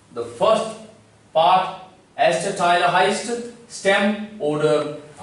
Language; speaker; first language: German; non-native, learner; Hindi